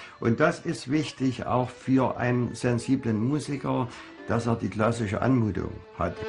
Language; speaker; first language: German; native; German